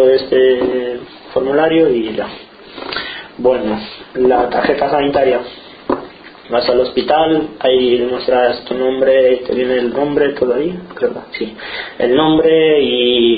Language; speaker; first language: Spanish; non-native, fluent; Romanian